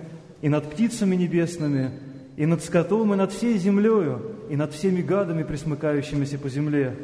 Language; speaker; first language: Russian; native; Russian